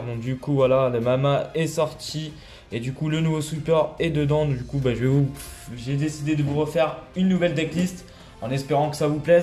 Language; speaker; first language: French; native; French